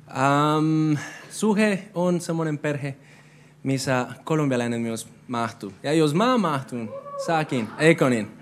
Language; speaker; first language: Finnish; non-native, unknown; Spanish